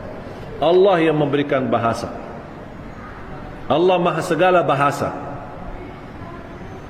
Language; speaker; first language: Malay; non-native, fluent; Arabic